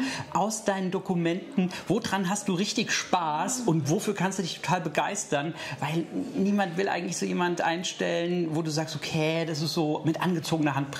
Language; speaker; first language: German; native; German